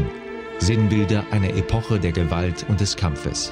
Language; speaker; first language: German; native; German